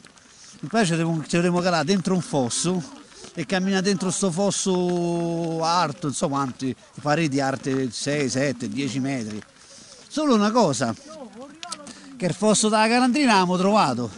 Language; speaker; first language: Italian; native; Italian